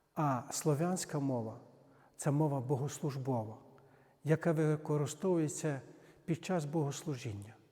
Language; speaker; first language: Ukrainian; native; Ukrainian